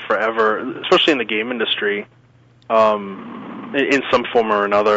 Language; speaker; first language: English; native; English